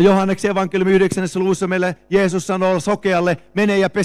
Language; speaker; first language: Finnish; native; Finnish